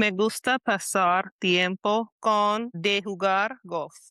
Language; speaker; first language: Spanish; non-native, learner; English